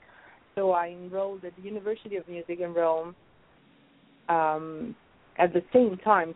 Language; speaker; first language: English; non-native, fluent; Italian